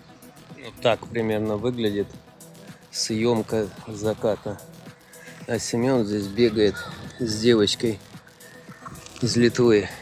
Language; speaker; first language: Russian; native; Russian